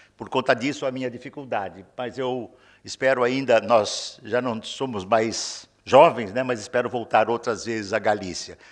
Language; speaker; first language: Portuguese; native; Portuguese